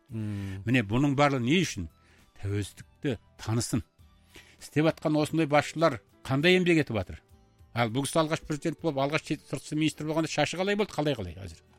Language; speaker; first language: Kazakh; early bilingual, heritage; Kazakh